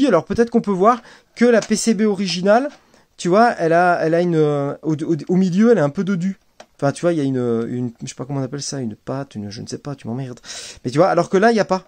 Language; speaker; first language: French; native; French